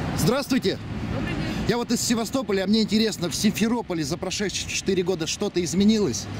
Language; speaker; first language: Russian; native; Russian